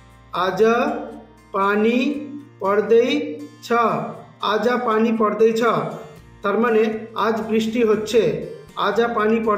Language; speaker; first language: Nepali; non-native, learner; Bangla